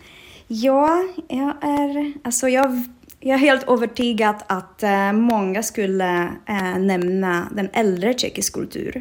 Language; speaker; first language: Swedish; non-native, fluent; Czech